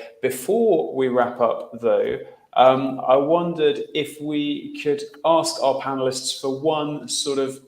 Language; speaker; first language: English; native; English